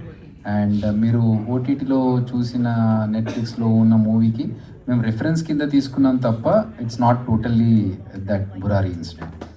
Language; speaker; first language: Telugu; native; Telugu